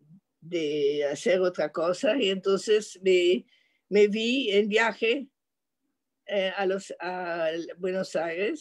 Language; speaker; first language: Spanish; non-native, fluent; French